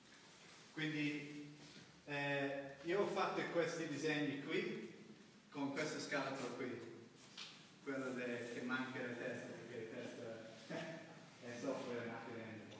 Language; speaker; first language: Italian; non-native, learner; English